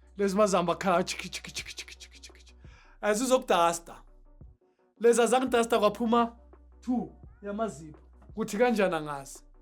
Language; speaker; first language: Zulu; native; Zulu